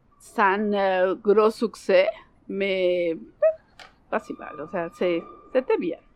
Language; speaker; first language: French; non-native, learner; Spanish